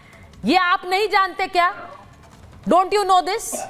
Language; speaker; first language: Hindi; native; Hindi